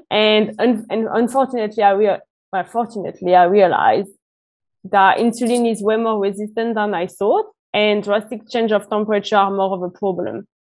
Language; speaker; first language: English; non-native, fluent; French